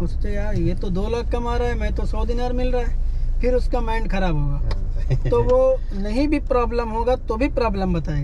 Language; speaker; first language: Hindi; native; Hindi